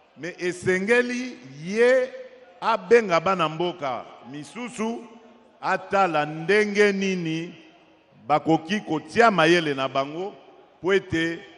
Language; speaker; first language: Lingala; non-native, local second language; Luba-Lulua